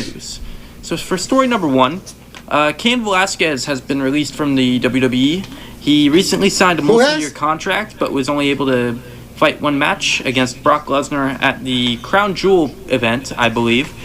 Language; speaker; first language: English; native; English